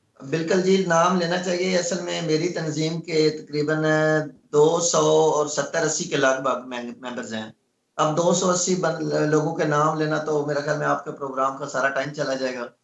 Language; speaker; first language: Urdu; non-native, local second language; Punjabi